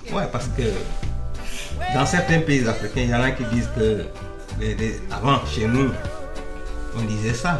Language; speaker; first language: French; non-native, local second language; Wolof